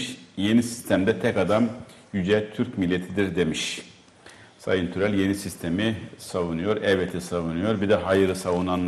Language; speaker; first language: Turkish; native; Turkish